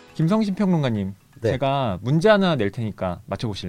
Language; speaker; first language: Korean; native; Korean